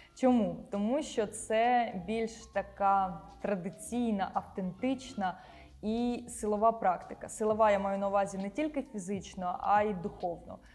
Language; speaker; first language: Ukrainian; non-native, local second language; Russian